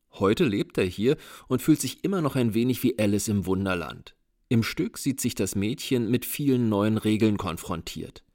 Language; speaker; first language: German; native; German